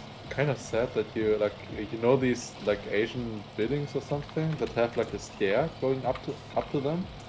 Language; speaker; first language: English; non-native, fluent; German